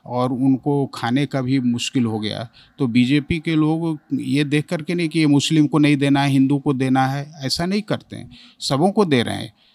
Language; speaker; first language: Hindi; native; Hindi